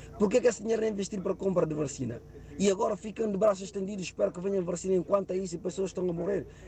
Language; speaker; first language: Portuguese; non-native, local second language; Upper Guinea Crioulo